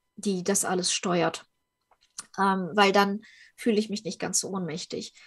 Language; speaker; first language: German; early bilingual, other home language; Ukrainian